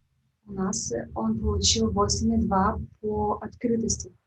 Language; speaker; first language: Russian; native; Russian